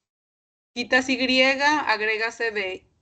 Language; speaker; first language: Spanish; native; Spanish